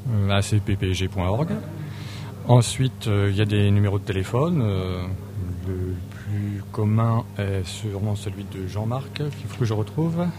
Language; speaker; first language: French; native; French